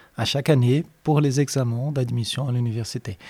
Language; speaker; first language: French; non-native, fluent; Portuguese